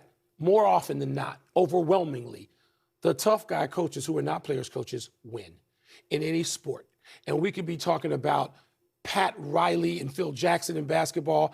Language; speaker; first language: English; native; English